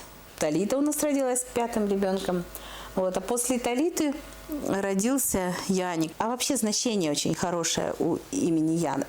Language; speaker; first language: Russian; native; Russian